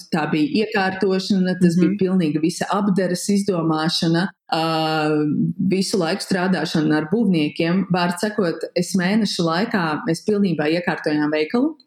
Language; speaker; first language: Latvian; native; Latvian